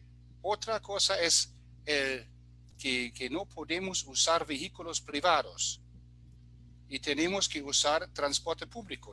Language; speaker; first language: Spanish; non-native, fluent; German